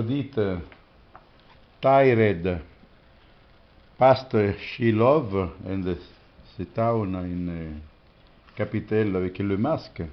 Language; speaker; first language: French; non-native, fluent; Italian